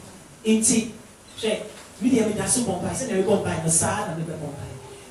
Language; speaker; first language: French; non-native, fluent; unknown